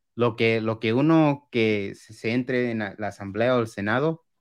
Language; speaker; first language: Spanish; early bilingual, heritage; Spanish